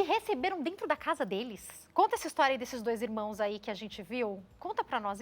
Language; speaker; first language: Portuguese; native; Portuguese